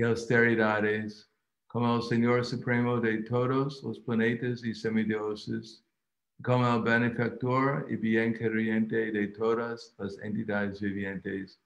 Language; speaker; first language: Spanish; non-native, fluent; English